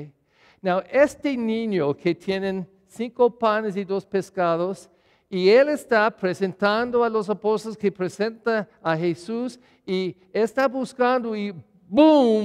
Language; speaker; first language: Spanish; non-native, learner; English